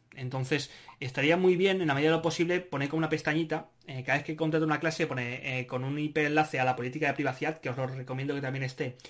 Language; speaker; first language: Spanish; native; Spanish